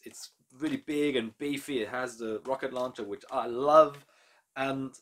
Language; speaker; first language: English; non-native, fluent; German